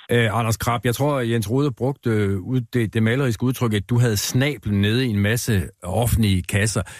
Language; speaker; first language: Danish; native; Danish